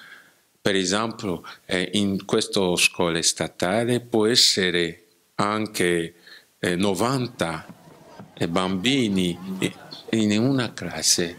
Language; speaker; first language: Italian; non-native, learner; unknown